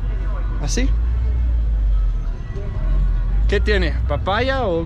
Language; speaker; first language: Spanish; non-native, learner; Danish